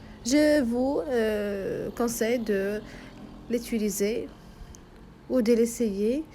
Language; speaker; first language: French; non-native, local second language; Arabic